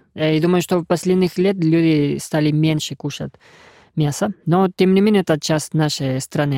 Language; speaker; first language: Russian; non-native, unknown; Spanish